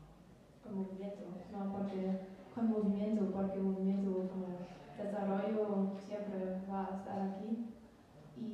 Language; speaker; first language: Spanish; non-native, learner; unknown